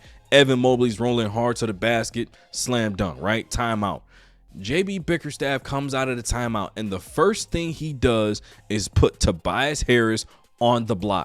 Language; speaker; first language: English; native; English